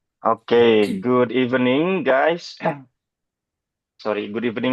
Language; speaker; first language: English; non-native, fluent; Indonesian